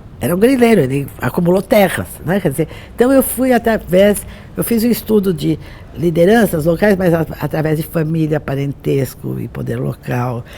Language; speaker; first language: Portuguese; native; Portuguese